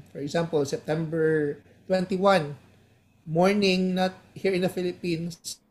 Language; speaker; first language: English; non-native, local second language; Hiligaynon